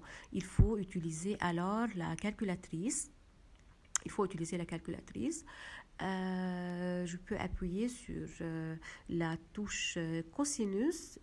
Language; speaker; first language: French; non-native, local second language; Arabic